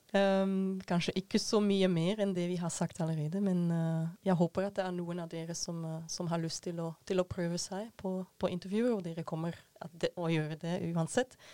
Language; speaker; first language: Norwegian; non-native, fluent; Dutch